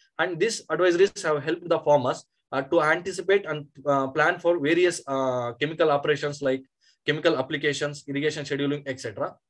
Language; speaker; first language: English; non-native, local second language; Kannada